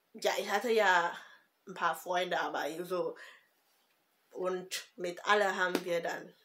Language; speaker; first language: German; non-native, learner; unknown